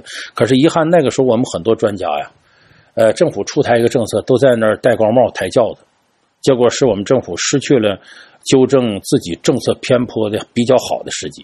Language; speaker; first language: Chinese; native; Chinese